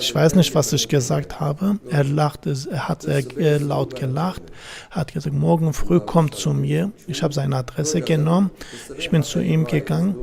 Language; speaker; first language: German; non-native, fluent; Kurdish